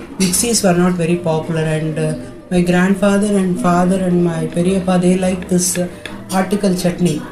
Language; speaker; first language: English; non-native, local second language; Tamil